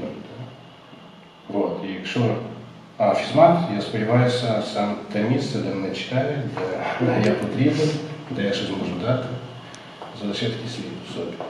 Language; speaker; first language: Ukrainian; native; Ukrainian